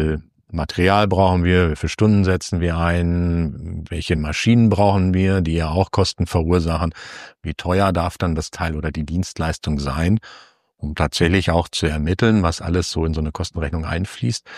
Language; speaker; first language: German; native; German